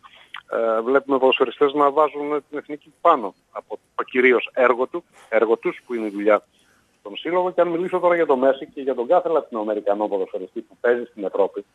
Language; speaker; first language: Greek; native; Greek